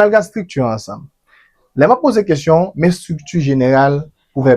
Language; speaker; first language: French; non-native, learner; Haitian Creole